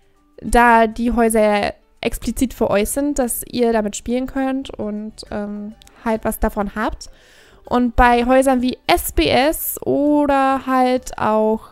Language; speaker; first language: German; native; German